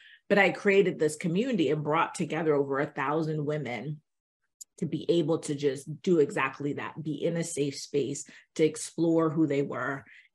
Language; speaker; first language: English; native; English